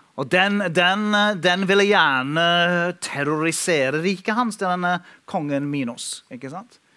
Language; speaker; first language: Norwegian; non-native, fluent; English